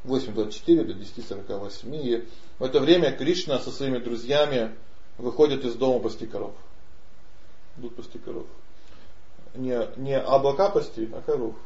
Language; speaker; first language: Russian; native; Russian